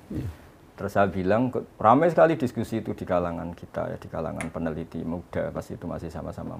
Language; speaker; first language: Indonesian; native; Indonesian